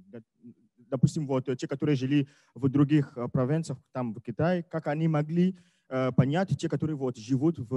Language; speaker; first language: Russian; non-native, fluent; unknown